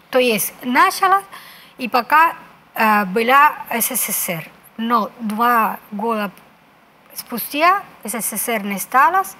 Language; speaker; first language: Russian; non-native, fluent; Spanish